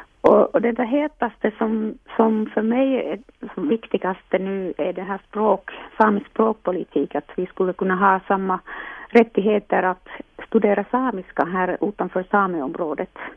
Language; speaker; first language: Swedish; non-native, local second language; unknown